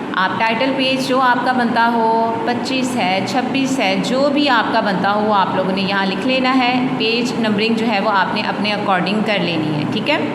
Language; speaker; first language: Hindi; non-native, local second language; Punjabi